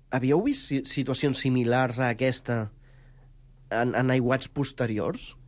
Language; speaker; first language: Catalan; native; Catalan